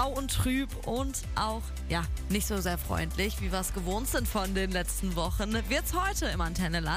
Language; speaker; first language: German; native; German